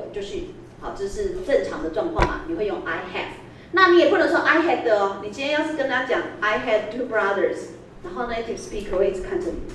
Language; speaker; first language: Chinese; native; Chinese